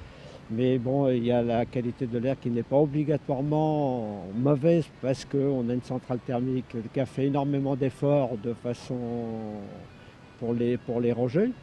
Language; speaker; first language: French; native; French